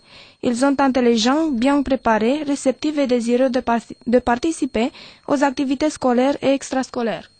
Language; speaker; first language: French; non-native, learner; Romanian